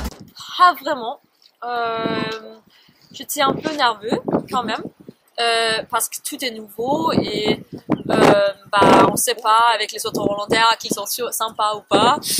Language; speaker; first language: French; non-native, learner; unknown